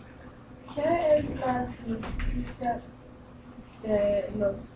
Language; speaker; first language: Spanish; non-native, learner; English